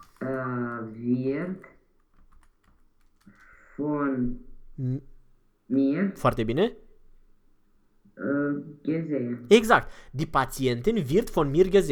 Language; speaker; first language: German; non-native, fluent; Romanian